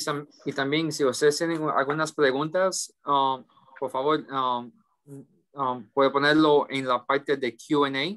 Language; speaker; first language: Spanish; early bilingual, heritage; English